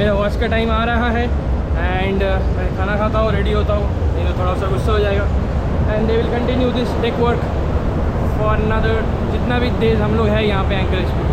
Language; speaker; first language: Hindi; native; Hindi